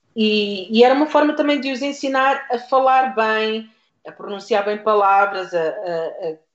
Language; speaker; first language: Portuguese; native; Portuguese